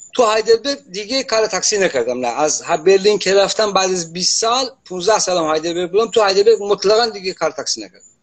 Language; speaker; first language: Persian; non-native, local second language; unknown